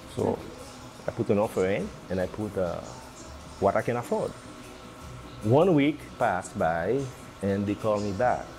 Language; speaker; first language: English; non-native, fluent; Haitian Creole